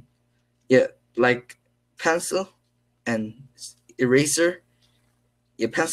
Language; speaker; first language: English; non-native, learner; Korean